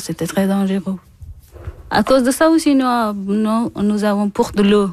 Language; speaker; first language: French; non-native, learner; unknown